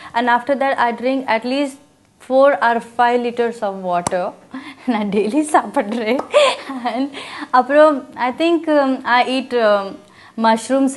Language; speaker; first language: Tamil; non-native, learner; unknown